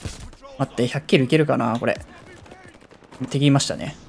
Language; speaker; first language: Japanese; native; Japanese